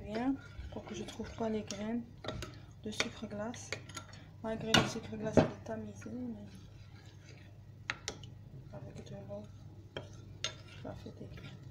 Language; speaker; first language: French; non-native, learner; Arabic